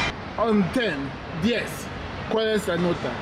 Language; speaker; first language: Spanish; non-native, learner; English